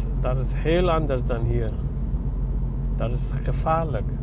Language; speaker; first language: Dutch; non-native, learner; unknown